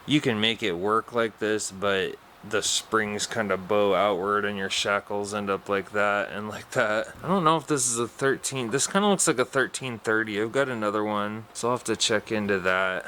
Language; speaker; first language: English; native; English